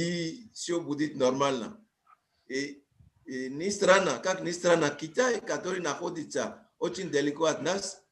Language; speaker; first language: Russian; non-native, fluent; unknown